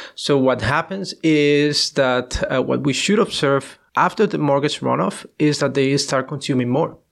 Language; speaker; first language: English; non-native, fluent; Spanish